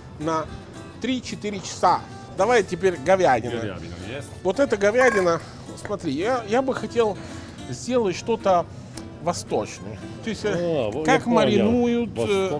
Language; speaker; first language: Russian; non-native, fluent; Italian